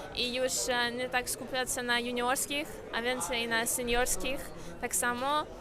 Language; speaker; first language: Polish; non-native, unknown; Ukrainian